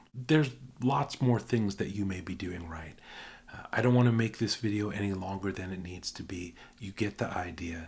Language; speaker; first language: English; native; English